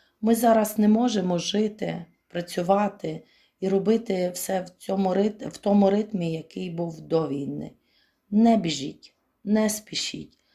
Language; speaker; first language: Ukrainian; native; Ukrainian